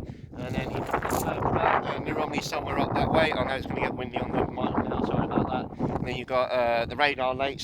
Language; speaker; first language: English; native; English